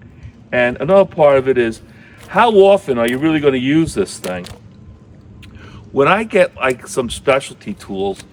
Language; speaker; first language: English; native; English